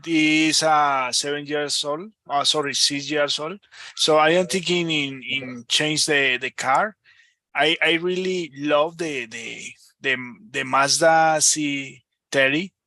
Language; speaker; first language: English; non-native, learner; Spanish